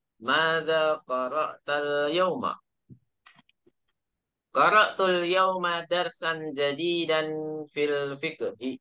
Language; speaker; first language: Arabic; non-native, fluent; Indonesian